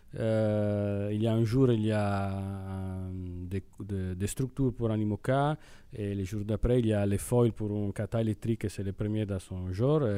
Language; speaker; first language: French; non-native, fluent; Italian